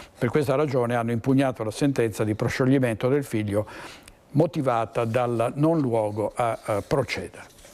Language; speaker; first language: Italian; native; Italian